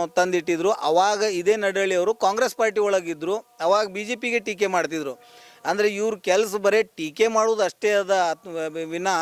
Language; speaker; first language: Kannada; native; Kannada